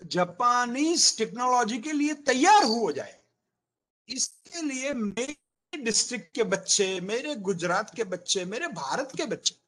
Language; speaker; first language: Hindi; non-native, local second language; Gujarati